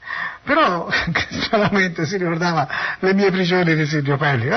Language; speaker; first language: Italian; native; Italian